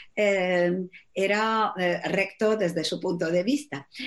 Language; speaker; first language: Spanish; non-native, fluent; Czech